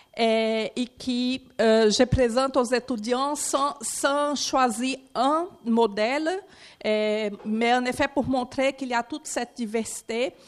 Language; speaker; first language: French; non-native, fluent; Portuguese